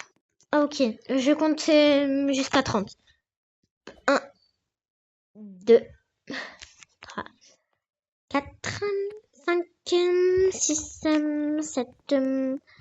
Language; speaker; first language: French; native; French